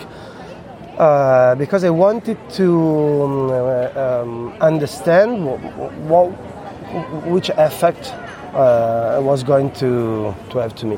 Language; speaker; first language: English; non-native, fluent; Italian